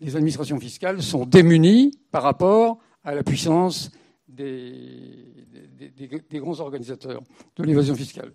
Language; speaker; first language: French; native; French